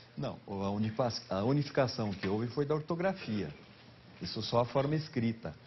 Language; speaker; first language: Portuguese; native; Portuguese